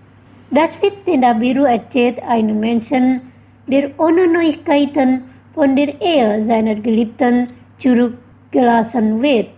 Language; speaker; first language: German; non-native, fluent; Indonesian